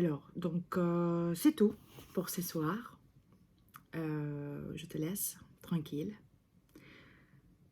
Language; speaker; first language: French; non-native, fluent; English